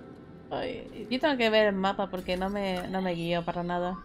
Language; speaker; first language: Spanish; early bilingual, heritage; Spanish